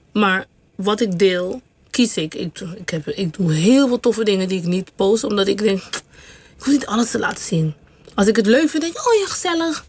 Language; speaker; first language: Dutch; non-native, local second language; English